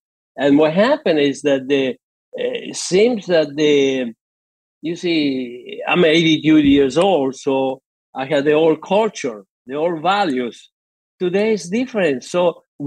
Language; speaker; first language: English; non-native, fluent; Spanish